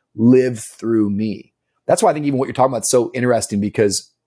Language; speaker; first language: English; native; English